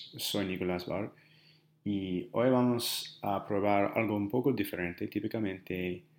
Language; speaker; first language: Spanish; non-native, learner; English